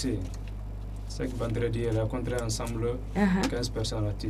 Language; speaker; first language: French; non-native, learner; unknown